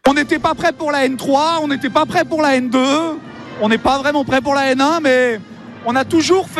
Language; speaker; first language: French; native; French